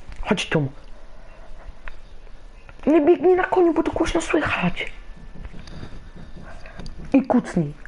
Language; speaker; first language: Polish; native; Polish